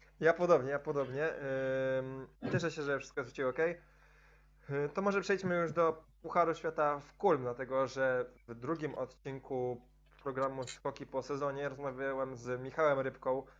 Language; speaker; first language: Polish; native; Polish